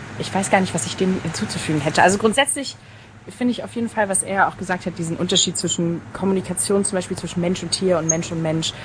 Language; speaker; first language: German; native; German